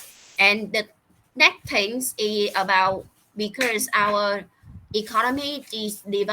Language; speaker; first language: English; non-native, fluent; Vietnamese